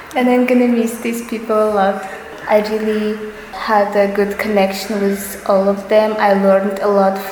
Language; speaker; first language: English; non-native, fluent; Russian